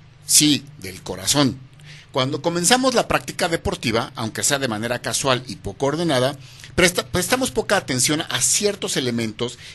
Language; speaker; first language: Spanish; native; Spanish